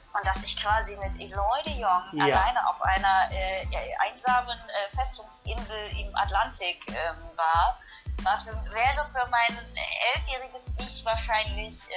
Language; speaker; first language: German; native; German